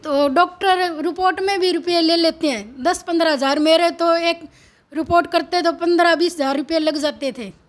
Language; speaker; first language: Hindi; native; Hindi